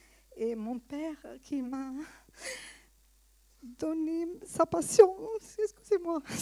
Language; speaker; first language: French; non-native, learner; Italian